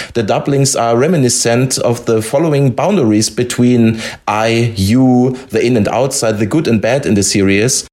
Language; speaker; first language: English; non-native, fluent; German